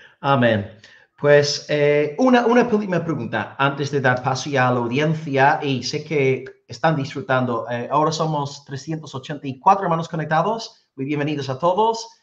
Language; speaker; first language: Spanish; non-native, fluent; English